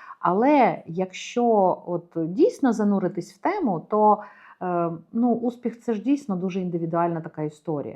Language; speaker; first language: Ukrainian; native; Ukrainian